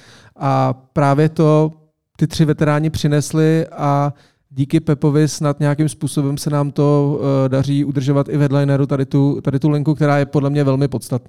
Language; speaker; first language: Czech; native; Czech